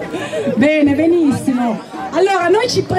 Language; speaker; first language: Italian; native; Italian